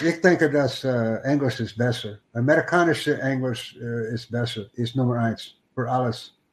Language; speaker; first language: German; non-native, learner; English